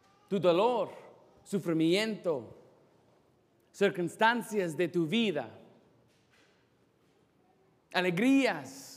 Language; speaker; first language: Spanish; non-native, fluent; English